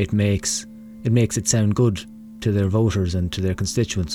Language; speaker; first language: English; native; English